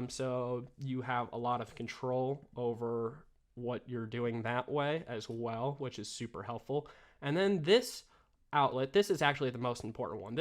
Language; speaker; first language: English; native; English